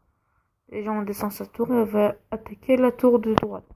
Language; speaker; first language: French; native; French